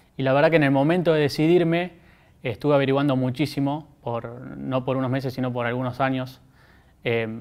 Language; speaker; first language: Spanish; native; Spanish